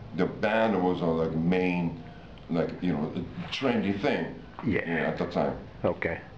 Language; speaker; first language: English; non-native, fluent; Japanese